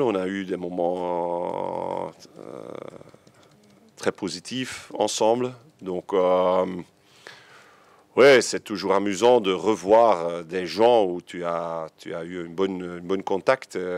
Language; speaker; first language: French; non-native, local second language; Dutch